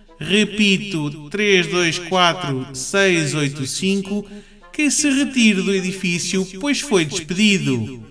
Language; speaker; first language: Portuguese; native; Portuguese